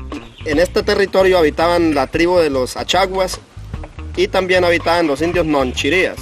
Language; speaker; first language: Spanish; native; Spanish